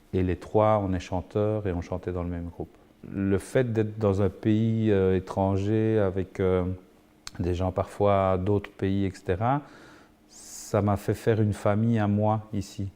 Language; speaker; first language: French; early bilingual, other home language; Spanish